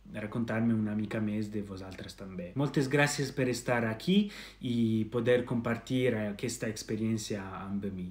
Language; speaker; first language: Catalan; non-native, learner; Italian